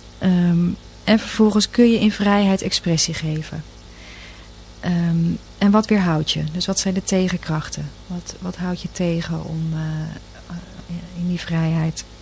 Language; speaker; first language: Dutch; native; Dutch